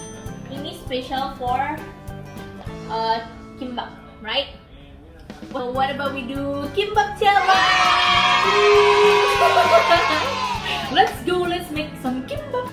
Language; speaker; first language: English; non-native, fluent; Indonesian